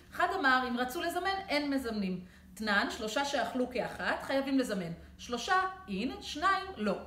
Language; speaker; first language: Hebrew; native; Hebrew